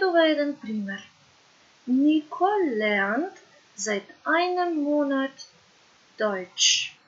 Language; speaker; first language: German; non-native, fluent; Macedonian